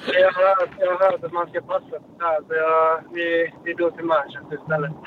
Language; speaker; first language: Swedish; native; Swedish